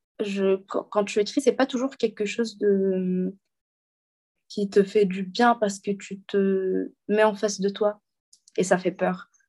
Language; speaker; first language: French; non-native, local second language; Arabic